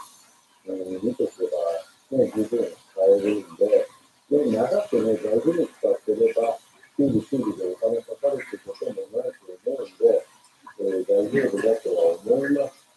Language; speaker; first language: Japanese; native; Japanese